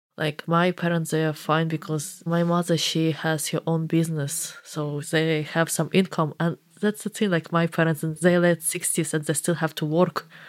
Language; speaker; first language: English; non-native, fluent; Russian